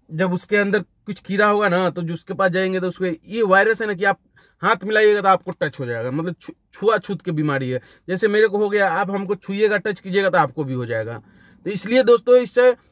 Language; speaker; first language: Hindi; native; Hindi